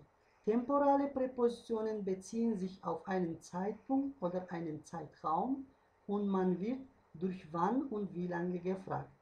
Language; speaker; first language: German; non-native, fluent; Uzbek